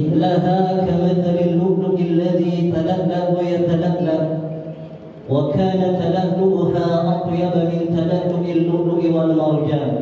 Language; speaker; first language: Arabic; non-native, learner; Indonesian